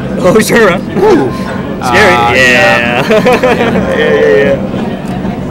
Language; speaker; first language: English; native; English